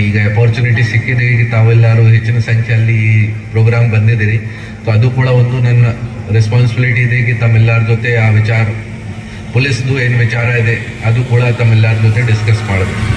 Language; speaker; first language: Kannada; non-native, learner; Hindi